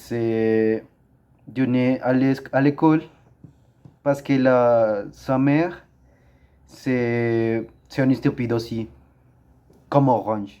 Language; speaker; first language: French; non-native, learner; Spanish